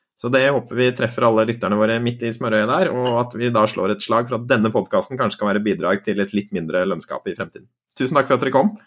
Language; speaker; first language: Norwegian; native; Norwegian